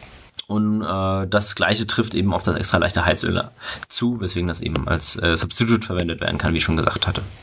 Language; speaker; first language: German; native; German